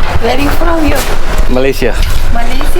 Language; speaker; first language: English; non-native, learner; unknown